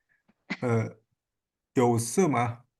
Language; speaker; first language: Chinese; non-native, learner; Indonesian